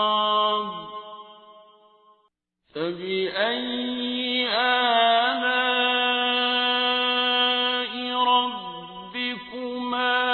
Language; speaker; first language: Arabic; native; Arabic